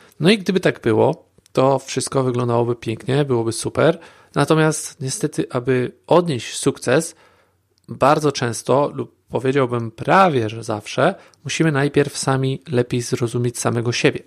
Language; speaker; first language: Polish; native; Polish